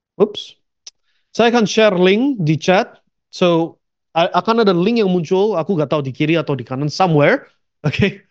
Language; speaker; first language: Indonesian; early bilingual, heritage; Indonesian